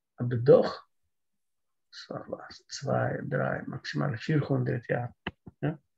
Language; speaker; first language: German; non-native, learner; Russian